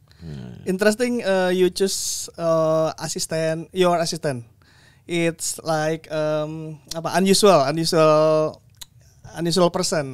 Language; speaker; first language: English; non-native, learner; Indonesian